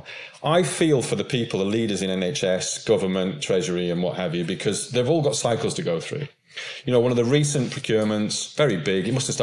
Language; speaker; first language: English; native; English